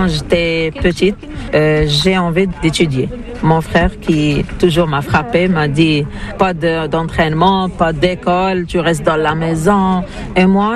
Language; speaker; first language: French; non-native, learner; Arabic